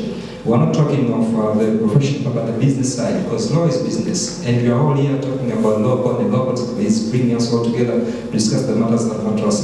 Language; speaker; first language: English; non-native, local second language; Swahili